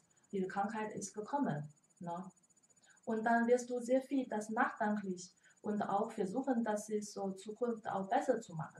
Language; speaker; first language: German; non-native, learner; Chinese